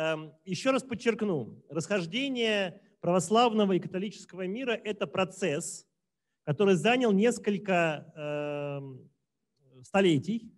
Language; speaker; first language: Russian; native; Russian